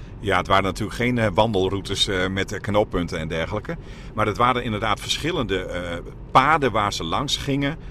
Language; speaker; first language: Dutch; native; Dutch